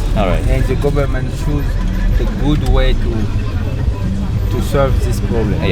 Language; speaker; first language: English; non-native, learner; Sango